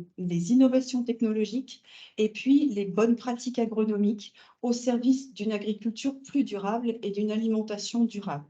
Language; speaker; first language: French; native; French